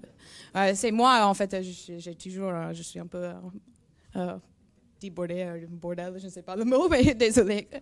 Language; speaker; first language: French; non-native, learner; English